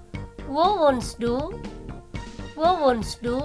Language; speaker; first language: German; non-native, fluent; Indonesian